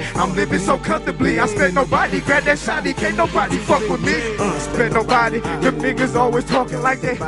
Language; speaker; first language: English; native; English